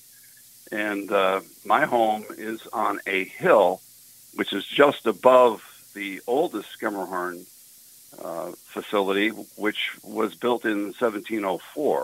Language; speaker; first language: English; native; English